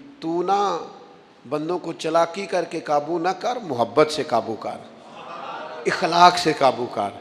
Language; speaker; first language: Urdu; non-native, local second language; Punjabi